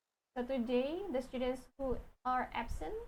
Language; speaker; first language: English; non-native, fluent; Indonesian